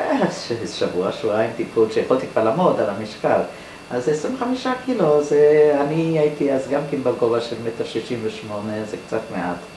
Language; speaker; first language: Hebrew; non-native, fluent; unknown